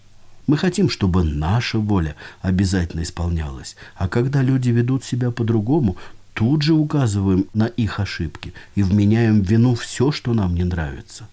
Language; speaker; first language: Russian; native; Russian